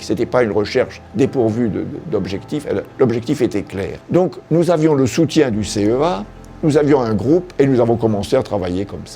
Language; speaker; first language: French; native; French